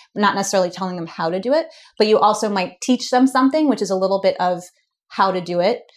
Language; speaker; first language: English; native; English